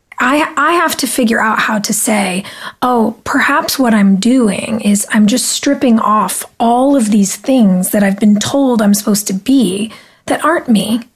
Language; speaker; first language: English; native; English